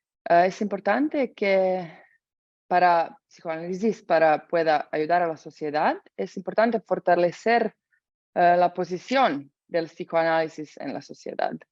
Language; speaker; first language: Spanish; non-native, fluent; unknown